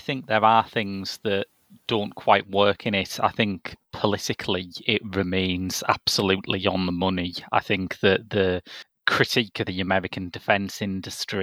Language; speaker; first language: English; native; English